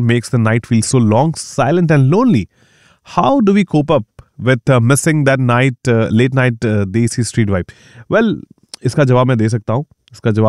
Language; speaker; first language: Hindi; native; Hindi